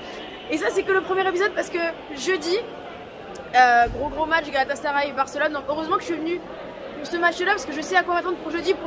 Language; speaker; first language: French; native; French